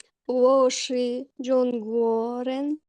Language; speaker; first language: Chinese; non-native, learner; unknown